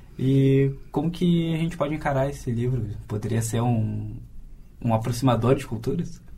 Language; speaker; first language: Portuguese; native; Portuguese